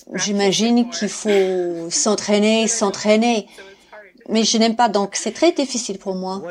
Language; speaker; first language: French; non-native, fluent; English